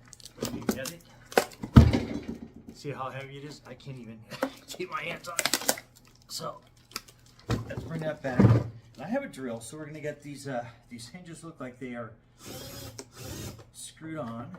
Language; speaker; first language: English; native; English